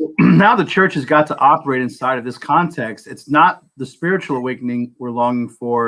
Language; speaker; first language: English; native; English